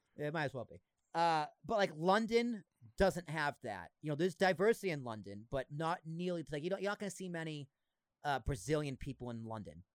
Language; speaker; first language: English; native; English